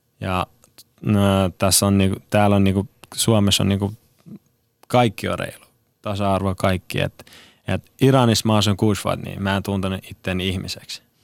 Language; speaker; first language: Finnish; non-native, fluent; Persian